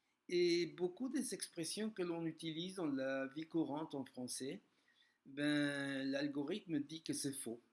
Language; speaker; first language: French; non-native, fluent; Spanish